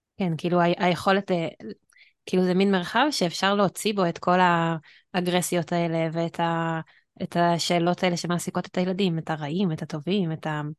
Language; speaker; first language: Hebrew; native; Hebrew